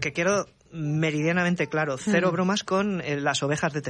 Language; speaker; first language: Spanish; native; Spanish